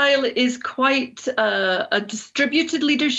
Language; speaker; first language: English; native; English